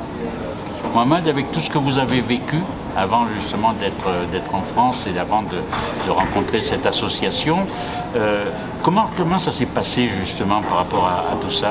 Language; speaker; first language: French; native; French